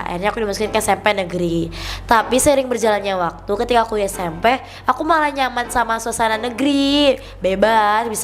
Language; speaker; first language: Indonesian; native; Indonesian